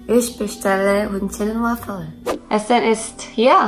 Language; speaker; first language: German; non-native, learner; Korean